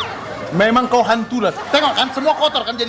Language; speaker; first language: Indonesian; native; Indonesian